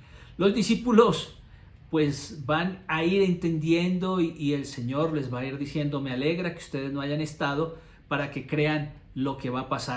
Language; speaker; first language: Spanish; native; Spanish